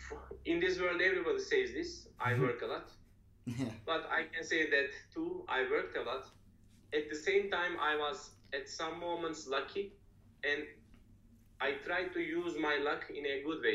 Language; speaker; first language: English; non-native, fluent; Turkish